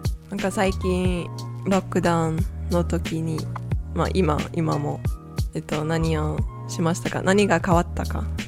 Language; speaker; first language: Japanese; non-native, learner; English